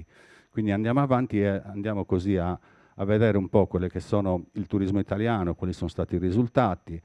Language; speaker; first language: Italian; native; Italian